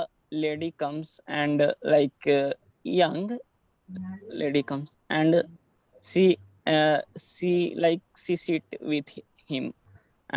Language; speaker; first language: English; non-native, learner; Hindi